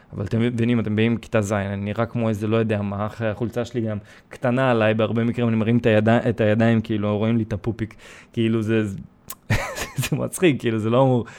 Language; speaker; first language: Hebrew; early bilingual, other home language; Russian